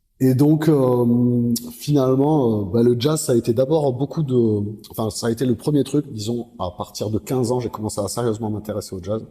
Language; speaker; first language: French; native; French